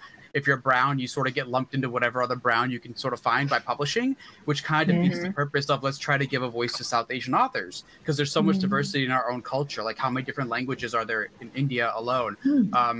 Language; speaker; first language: English; early bilingual, other home language; Hindi